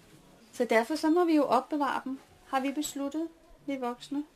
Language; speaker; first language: Danish; native; Danish